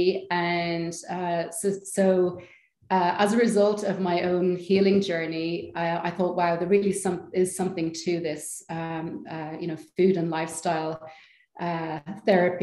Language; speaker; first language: English; native; English